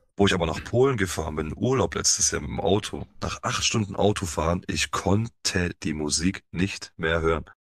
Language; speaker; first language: German; early bilingual, other home language; Polish